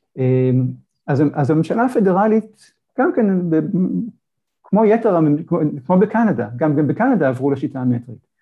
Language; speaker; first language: Hebrew; native; Hebrew